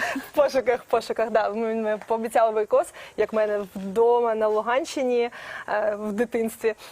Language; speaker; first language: Ukrainian; native; Ukrainian